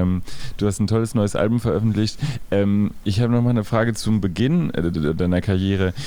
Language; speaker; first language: German; native; German